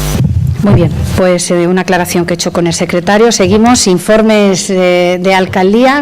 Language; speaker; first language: Spanish; native; Spanish